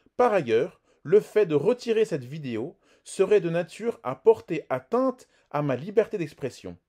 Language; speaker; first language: French; native; French